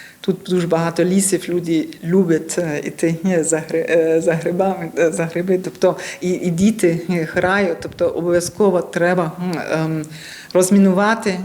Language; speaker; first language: Ukrainian; non-native, learner; German